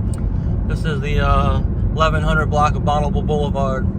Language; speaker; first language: English; native; English